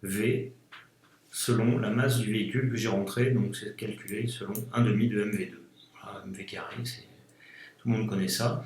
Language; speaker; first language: French; native; French